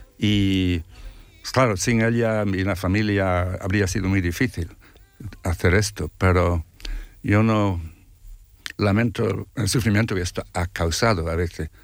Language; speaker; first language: Spanish; non-native, fluent; English